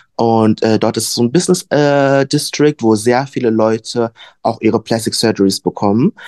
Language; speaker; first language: German; early bilingual, other home language; Vietnamese